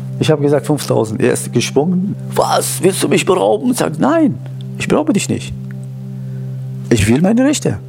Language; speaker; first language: German; non-native, fluent; Kurdish